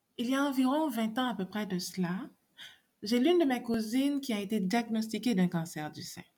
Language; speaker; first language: French; non-native, local second language; Haitian Creole